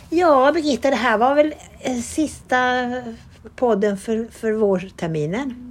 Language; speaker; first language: Swedish; native; Swedish